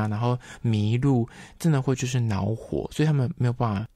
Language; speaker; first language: Chinese; native; Chinese